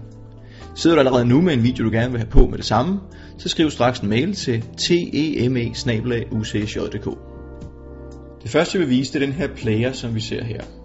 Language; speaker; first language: Danish; native; Danish